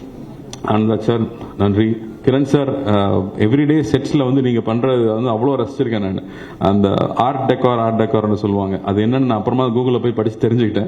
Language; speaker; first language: Tamil; native; Tamil